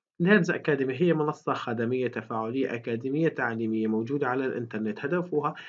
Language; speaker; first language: Arabic; native; Arabic